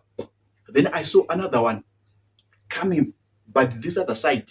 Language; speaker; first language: English; non-native, local second language; Shona